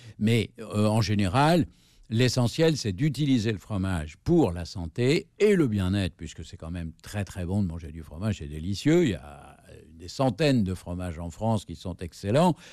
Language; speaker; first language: French; native; French